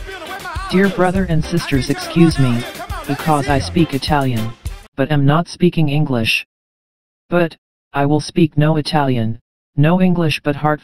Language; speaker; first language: English; non-native, fluent; Italian